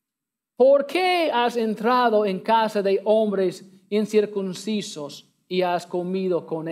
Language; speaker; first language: Spanish; non-native, learner; English